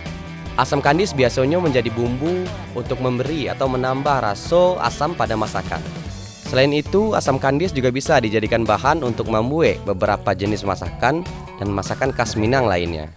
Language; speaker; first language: Indonesian; native; Indonesian